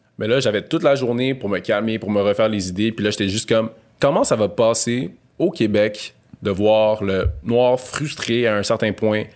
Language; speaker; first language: French; native; French